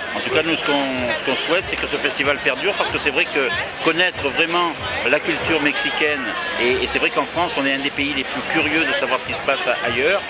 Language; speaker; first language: French; native; French